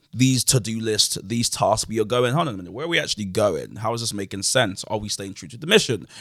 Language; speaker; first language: English; native; English